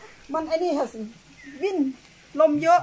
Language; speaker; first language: German; non-native, learner; Thai